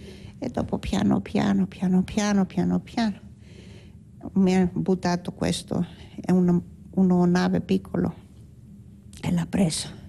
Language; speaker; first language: Italian; non-native, learner; Greek